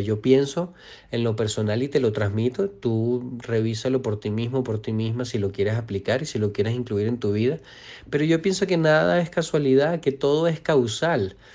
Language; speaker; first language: Spanish; native; Spanish